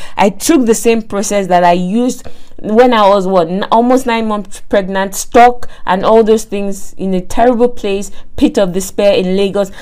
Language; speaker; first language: English; non-native, local second language; Yoruba